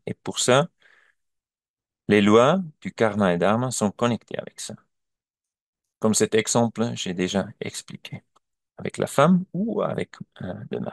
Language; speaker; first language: French; non-native, learner; German